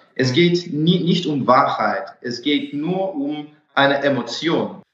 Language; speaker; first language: German; non-native, fluent; Russian